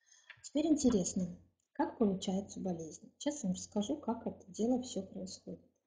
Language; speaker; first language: Russian; native; Russian